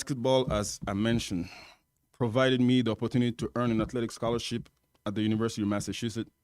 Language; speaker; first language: English; non-native, fluent; French